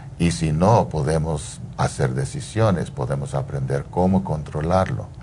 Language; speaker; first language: Spanish; early bilingual, heritage; Spanish